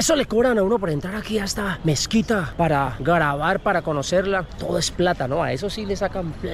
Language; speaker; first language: Spanish; native; Spanish